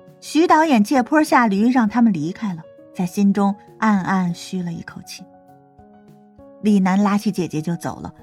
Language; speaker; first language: Chinese; native; Chinese